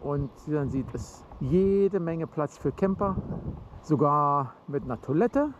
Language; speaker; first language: German; native; German